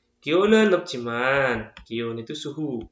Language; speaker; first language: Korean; non-native, fluent; Indonesian